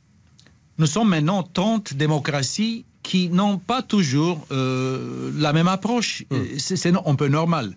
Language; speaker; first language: French; non-native, fluent; Romanian